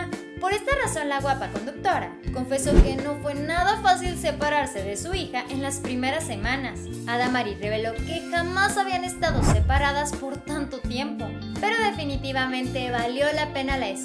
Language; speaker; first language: Spanish; native; Spanish